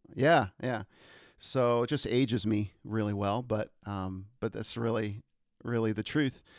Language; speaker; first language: English; early bilingual, other home language; German